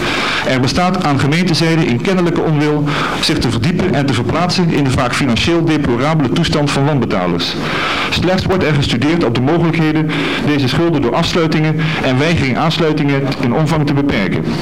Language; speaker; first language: Dutch; native; Dutch